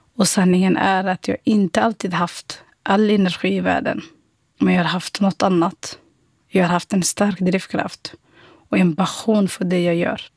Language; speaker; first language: Swedish; non-native, fluent; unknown